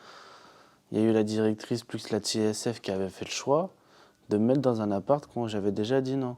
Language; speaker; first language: French; native; French